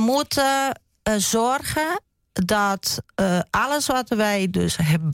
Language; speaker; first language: Dutch; non-native, fluent; Portuguese